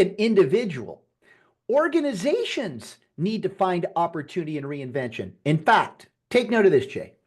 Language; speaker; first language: English; native; English